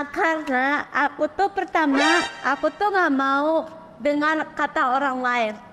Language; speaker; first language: Indonesian; non-native, fluent; Japanese